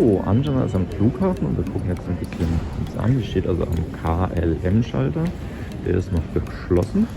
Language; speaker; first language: German; native; German